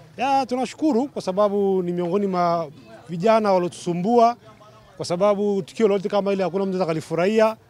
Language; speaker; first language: Swahili; native; Swahili